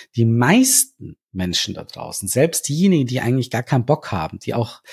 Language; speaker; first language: German; native; German